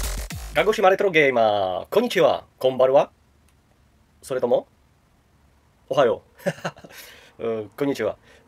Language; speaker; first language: Japanese; non-native, learner; Czech